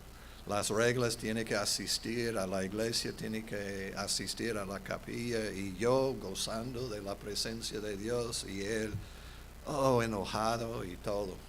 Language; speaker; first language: Spanish; non-native, fluent; English